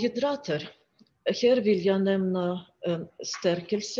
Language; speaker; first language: Swedish; non-native, fluent; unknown